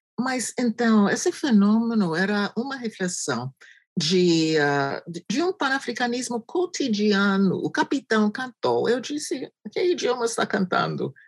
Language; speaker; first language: Portuguese; non-native, fluent; English